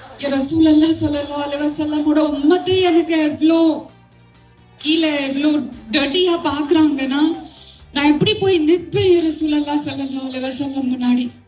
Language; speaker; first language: Tamil; non-native, fluent; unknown